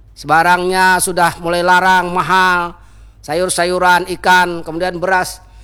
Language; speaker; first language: Malay; non-native, local second language; Banjar